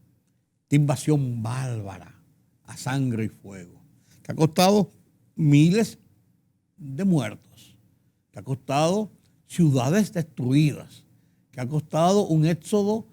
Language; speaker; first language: Spanish; native; Spanish